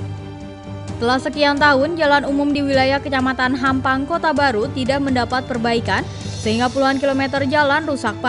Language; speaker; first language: Indonesian; native; Indonesian